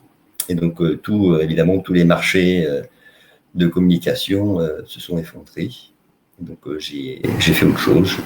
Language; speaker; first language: French; native; French